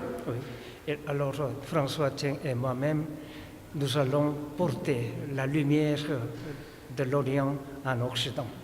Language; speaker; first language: French; non-native, fluent; Korean